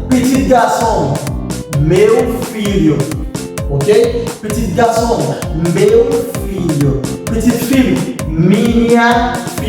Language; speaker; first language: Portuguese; non-native, fluent; Haitian Creole